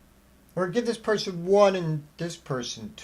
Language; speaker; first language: English; native; English